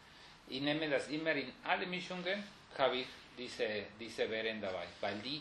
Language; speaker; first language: German; non-native, fluent; Spanish